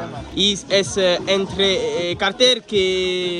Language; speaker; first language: Spanish; non-native, learner; French